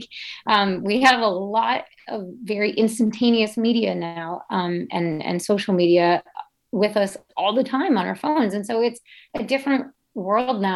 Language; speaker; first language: English; native; English